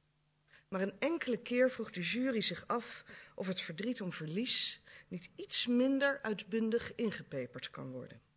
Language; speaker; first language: Dutch; native; Dutch